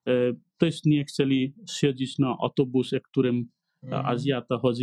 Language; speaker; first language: Polish; non-native, learner; Nepali